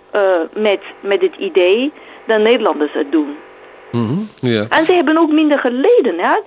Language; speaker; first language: Dutch; non-native, fluent; Chinese